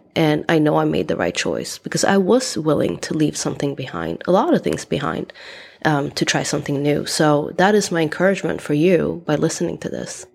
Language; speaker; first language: English; non-native, fluent; Swedish